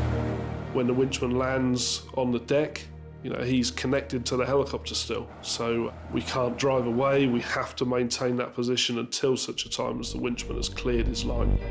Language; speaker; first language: English; native; English